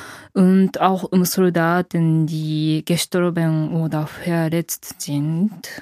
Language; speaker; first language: German; non-native, fluent; Japanese